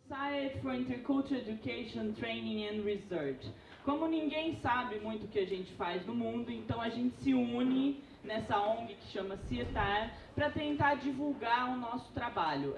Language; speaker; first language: Portuguese; native; Portuguese